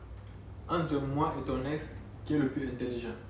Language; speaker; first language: French; non-native, local second language; Haitian Creole